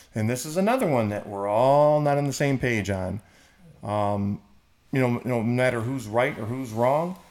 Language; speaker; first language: English; native; English